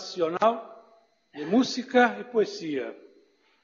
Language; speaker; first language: Portuguese; non-native, fluent; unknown